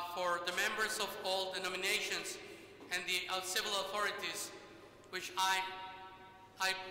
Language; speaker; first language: English; non-native, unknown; Spanish